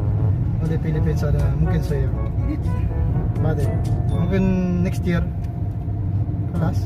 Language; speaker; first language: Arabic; non-native, learner; Filipino